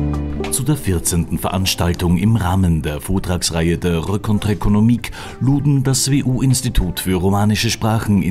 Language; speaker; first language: German; native; German